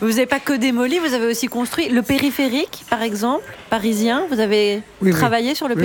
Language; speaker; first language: French; native; French